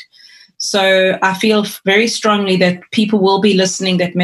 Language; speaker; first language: English; native; English